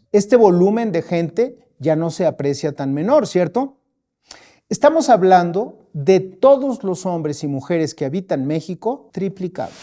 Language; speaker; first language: Spanish; native; Spanish